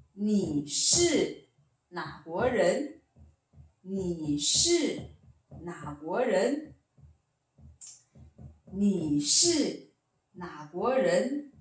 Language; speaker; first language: Chinese; non-native, fluent; Korean